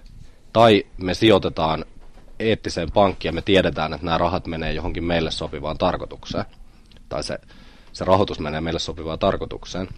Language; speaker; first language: Finnish; native; Finnish